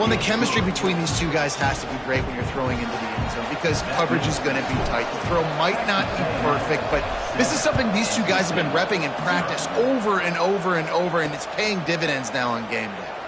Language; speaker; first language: English; native; English